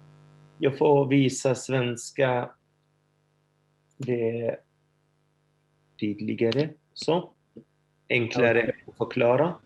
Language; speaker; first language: Swedish; non-native, fluent; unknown